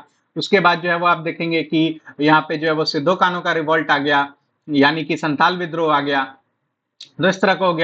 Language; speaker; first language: Hindi; native; Hindi